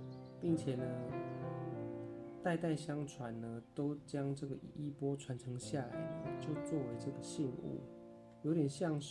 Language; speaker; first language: Chinese; native; Chinese